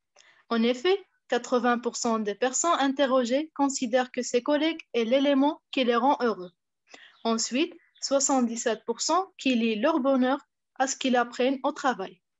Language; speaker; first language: French; non-native, fluent; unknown